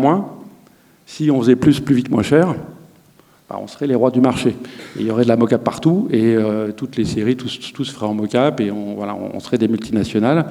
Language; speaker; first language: French; native; French